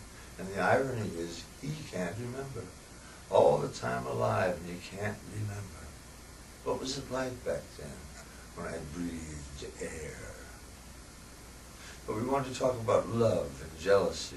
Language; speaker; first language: English; native; English